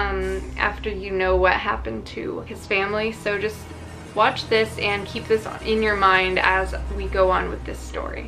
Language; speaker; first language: English; native; English